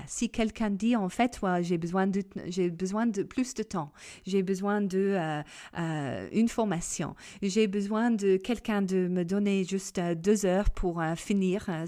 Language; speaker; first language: French; non-native, fluent; English